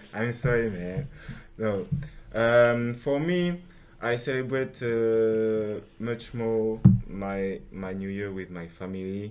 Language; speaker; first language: English; non-native, local second language; French